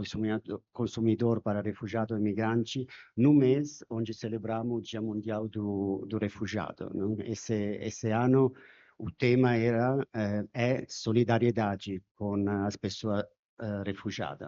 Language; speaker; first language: Portuguese; non-native, fluent; Spanish